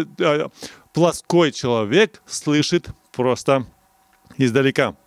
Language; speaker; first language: Russian; non-native, local second language; Romanian